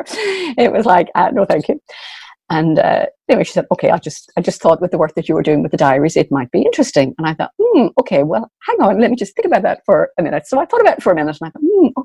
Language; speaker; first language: English; native; English